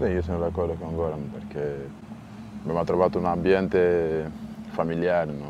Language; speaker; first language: Italian; non-native, fluent; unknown